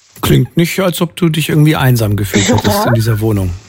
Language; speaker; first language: German; native; German